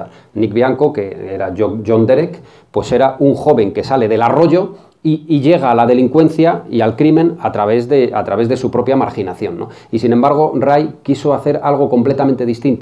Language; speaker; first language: Spanish; native; Spanish